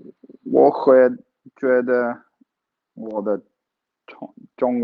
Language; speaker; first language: Chinese; non-native, learner; Swedish